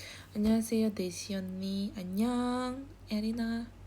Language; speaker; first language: Korean; non-native, learner; Indonesian